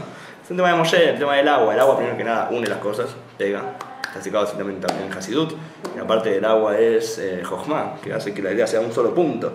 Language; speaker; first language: Spanish; native; Spanish